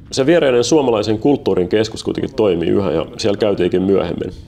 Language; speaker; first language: Finnish; native; Finnish